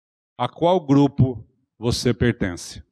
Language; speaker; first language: Portuguese; native; Portuguese